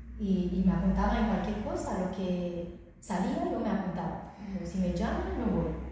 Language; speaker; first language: Spanish; non-native, fluent; Romanian